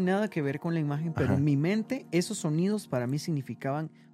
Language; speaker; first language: Spanish; native; Spanish